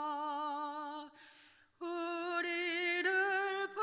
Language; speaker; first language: Korean; native; Korean